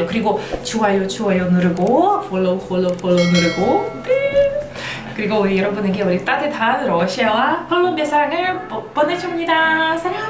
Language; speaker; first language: Korean; non-native, fluent; Russian